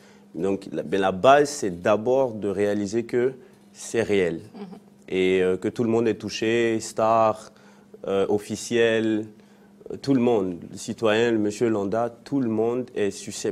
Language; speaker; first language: French; non-native, local second language; Fon